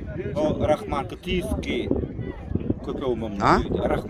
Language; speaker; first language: Russian; non-native, local second language; Turkmen